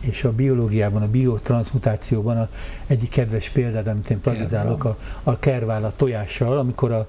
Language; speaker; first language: Hungarian; native; Hungarian